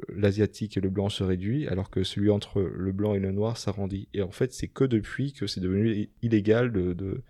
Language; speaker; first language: French; non-native, fluent; Swedish